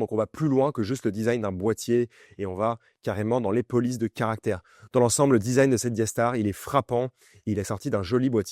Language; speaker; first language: French; native; French